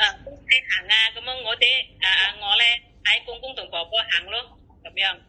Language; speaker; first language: Cantonese; non-native, learner; Indonesian